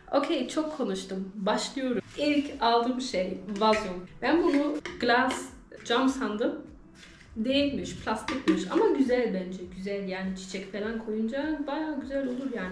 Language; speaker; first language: Turkish; early bilingual, heritage; Turkish